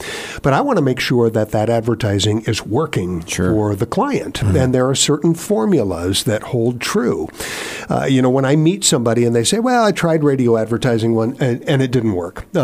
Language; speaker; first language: English; native; English